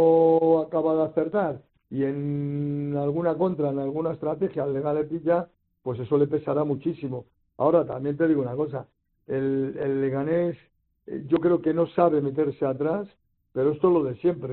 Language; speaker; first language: Spanish; native; Spanish